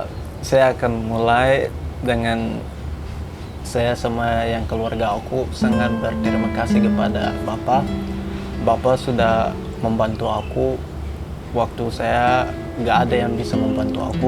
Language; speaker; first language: Indonesian; non-native, fluent; Hausa